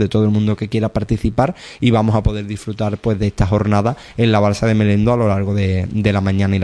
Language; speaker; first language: Spanish; native; Spanish